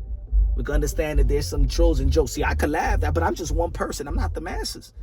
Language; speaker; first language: English; native; English